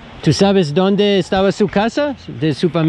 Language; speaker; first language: Spanish; non-native, learner; English